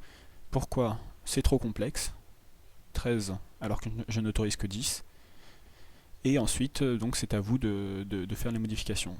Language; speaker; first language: French; native; French